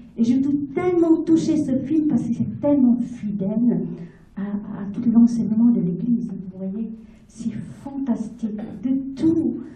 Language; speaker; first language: French; non-native, fluent; Vietnamese